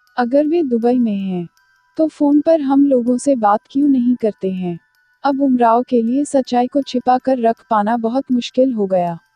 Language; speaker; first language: Hindi; native; Hindi